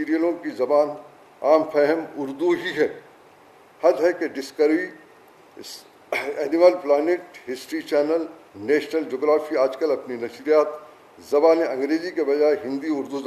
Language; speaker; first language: Urdu; native; Urdu